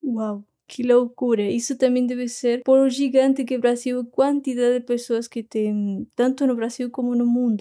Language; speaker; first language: Portuguese; non-native, fluent; Spanish